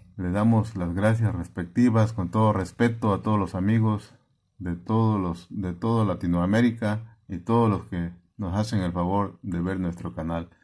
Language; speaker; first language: Spanish; native; Spanish